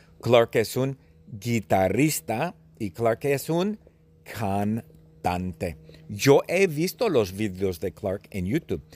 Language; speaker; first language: Spanish; non-native, fluent; English